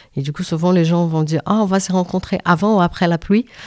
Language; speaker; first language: French; non-native, fluent; Portuguese